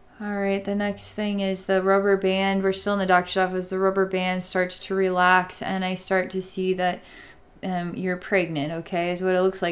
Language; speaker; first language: English; native; English